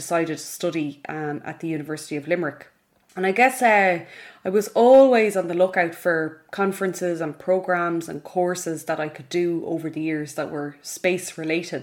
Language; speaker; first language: English; native; English